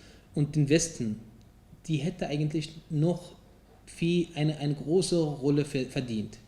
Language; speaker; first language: German; non-native, fluent; Arabic